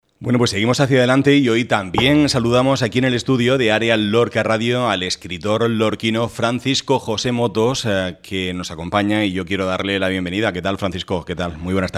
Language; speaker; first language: Spanish; native; Spanish